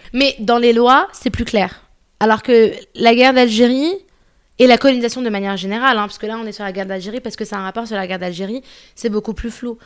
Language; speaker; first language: French; early bilingual, other home language; Arabic